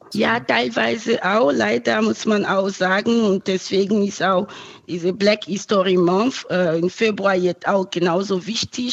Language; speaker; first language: German; non-native, fluent; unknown